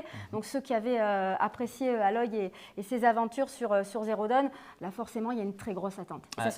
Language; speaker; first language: French; native; French